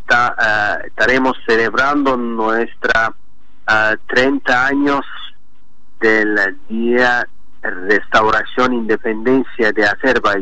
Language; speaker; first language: Spanish; non-native, learner; Azerbaijani